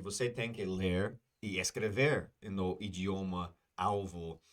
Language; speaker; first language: Portuguese; non-native, fluent; English